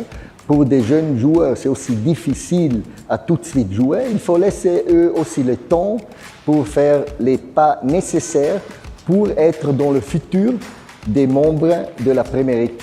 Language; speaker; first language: French; non-native, fluent; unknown